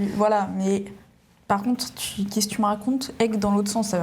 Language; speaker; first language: French; native; French